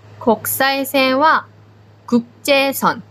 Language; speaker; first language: Japanese; non-native, fluent; Chinese